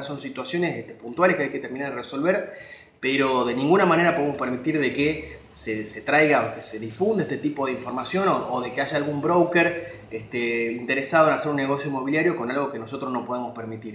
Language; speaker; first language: Spanish; native; Spanish